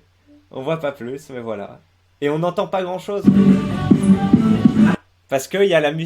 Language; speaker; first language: French; native; French